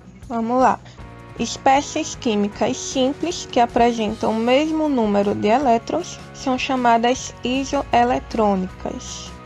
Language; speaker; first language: Portuguese; native; Portuguese